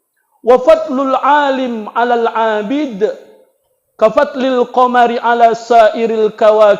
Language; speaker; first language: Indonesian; native; Indonesian